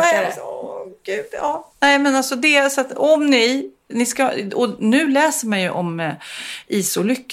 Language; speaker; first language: Swedish; native; Swedish